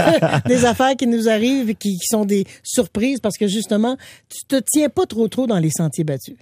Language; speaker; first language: French; native; French